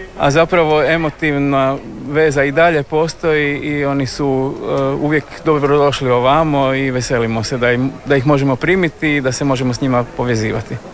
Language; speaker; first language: Croatian; native; Croatian